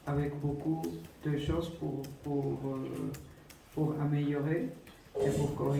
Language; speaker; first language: French; non-native, fluent; Spanish